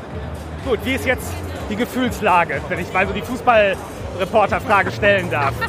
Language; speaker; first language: German; native; German